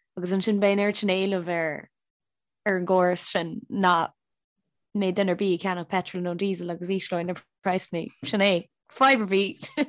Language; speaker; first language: Irish; native; Irish